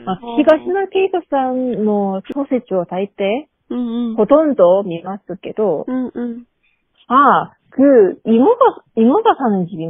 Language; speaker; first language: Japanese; non-native, learner; Korean